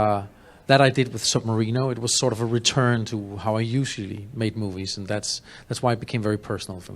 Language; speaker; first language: English; non-native, fluent; Danish